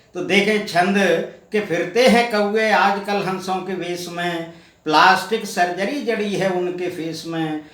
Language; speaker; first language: Hindi; native; Hindi